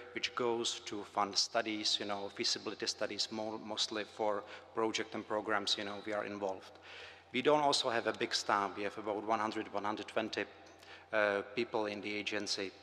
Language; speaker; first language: English; non-native, fluent; Czech